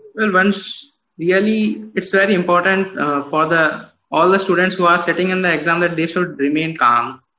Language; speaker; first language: English; non-native, local second language; Hindi